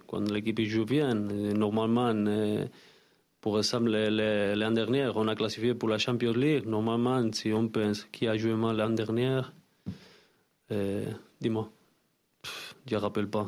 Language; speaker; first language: French; non-native, learner; Spanish